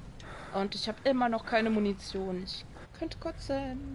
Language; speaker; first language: German; native; German